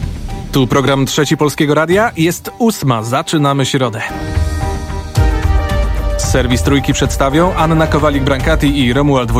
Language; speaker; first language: Polish; native; Polish